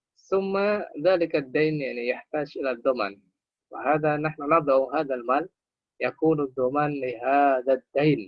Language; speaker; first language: Arabic; non-native, fluent; Indonesian